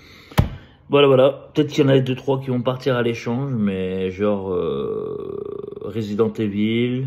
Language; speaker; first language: French; native; French